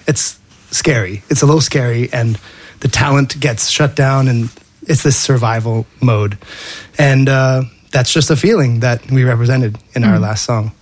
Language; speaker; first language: English; native; English